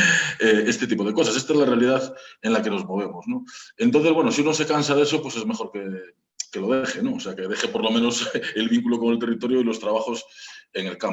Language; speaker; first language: Spanish; native; Spanish